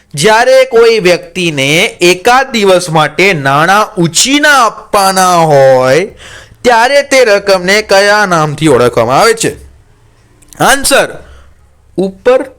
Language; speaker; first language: Gujarati; non-native, local second language; Marathi